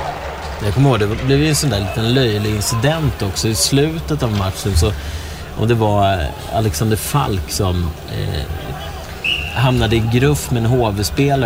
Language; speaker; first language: Swedish; native; Swedish